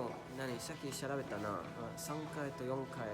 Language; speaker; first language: Japanese; non-native, learner; English